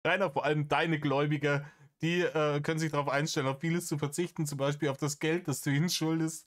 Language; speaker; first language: German; native; German